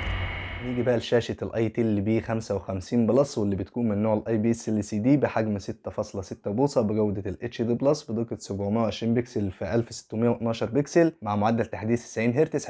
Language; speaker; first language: Arabic; native; Arabic